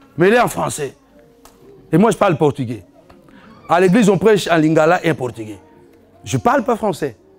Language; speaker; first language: French; non-native, fluent; Lingala